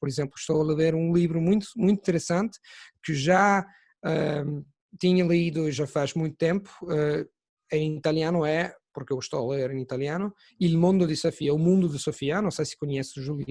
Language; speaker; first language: Portuguese; non-native, fluent; Italian